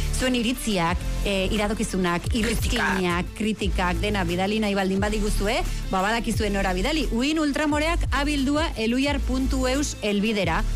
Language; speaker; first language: Basque; non-native, local second language; Spanish